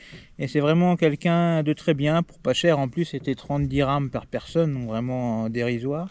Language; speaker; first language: French; native; French